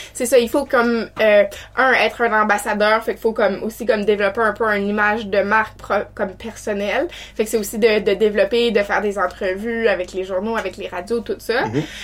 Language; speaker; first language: French; native; French